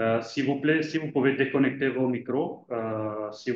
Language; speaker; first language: French; non-native, fluent; Italian